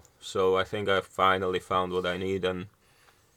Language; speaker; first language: English; non-native, fluent; Slovak